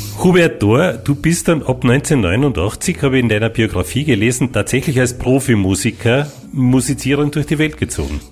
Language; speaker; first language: German; native; German